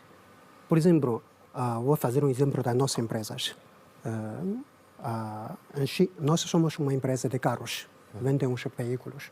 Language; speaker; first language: Portuguese; non-native, learner; Chinese